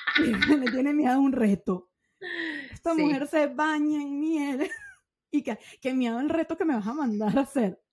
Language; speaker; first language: Spanish; native; Spanish